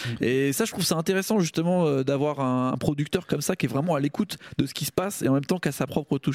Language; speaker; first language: French; native; French